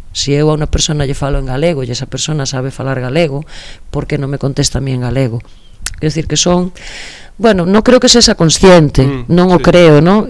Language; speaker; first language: Galician; non-native, local second language; Spanish